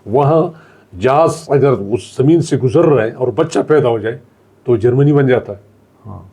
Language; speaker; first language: Urdu; non-native, local second language; Pashto